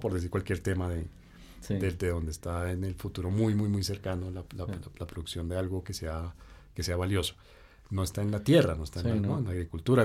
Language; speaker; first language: Spanish; native; Spanish